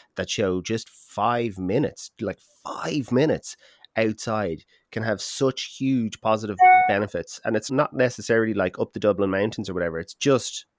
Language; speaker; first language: English; native; English